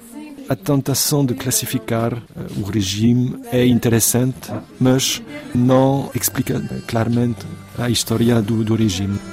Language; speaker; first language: Portuguese; non-native, fluent; French